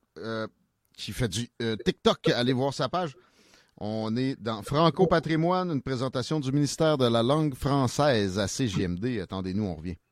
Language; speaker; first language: French; native; French